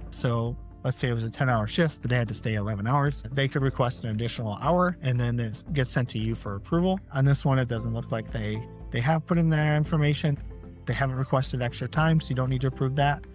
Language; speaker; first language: English; native; English